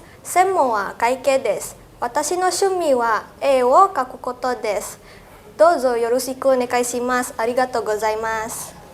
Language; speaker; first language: Japanese; non-native, learner; Indonesian